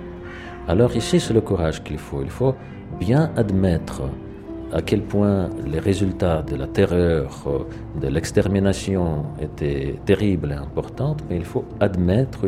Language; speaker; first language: French; non-native, fluent; Russian